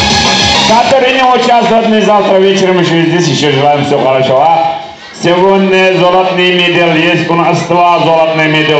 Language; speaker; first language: Russian; non-native, learner; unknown